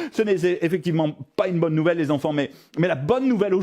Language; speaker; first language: French; native; French